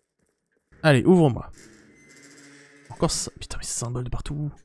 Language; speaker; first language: French; native; French